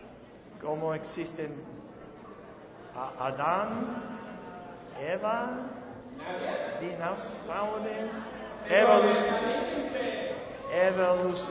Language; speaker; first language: Spanish; non-native, learner; English